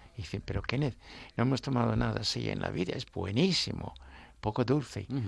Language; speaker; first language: Spanish; non-native, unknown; English